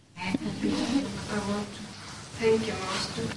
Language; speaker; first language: English; non-native, learner; Swedish